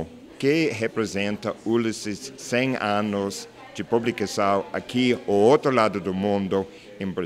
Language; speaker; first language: Portuguese; non-native, learner; English